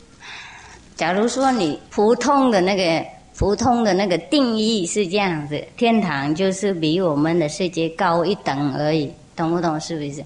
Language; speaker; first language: Chinese; non-native, fluent; Vietnamese